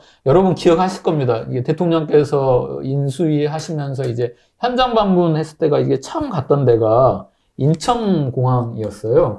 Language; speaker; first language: Korean; native; Korean